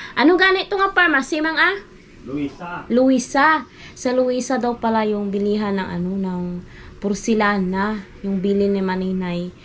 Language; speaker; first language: Filipino; non-native, local second language; Hiligaynon